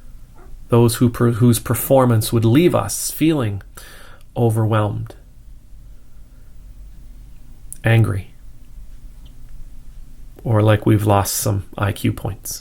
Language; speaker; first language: English; native; English